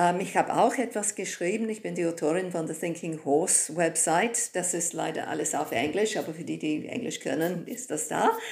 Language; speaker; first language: German; non-native, fluent; English